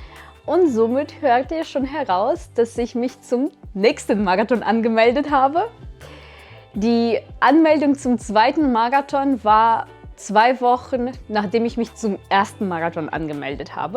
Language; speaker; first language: German; non-native, fluent; Russian